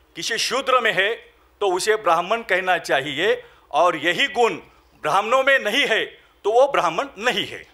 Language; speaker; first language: Hindi; non-native, local second language; Marathi